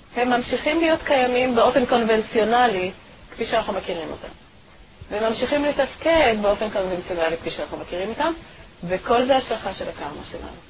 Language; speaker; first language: Hebrew; native; Hebrew